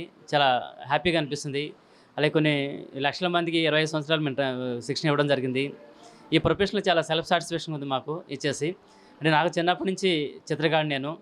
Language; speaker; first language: Telugu; native; Telugu